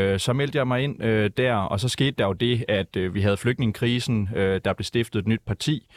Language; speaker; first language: Danish; native; Danish